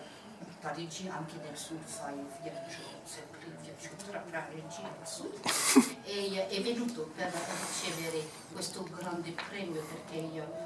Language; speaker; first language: Italian; non-native, fluent; French